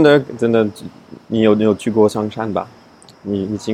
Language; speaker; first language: Chinese; non-native, fluent; French